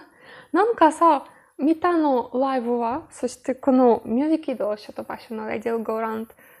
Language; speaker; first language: Japanese; non-native, learner; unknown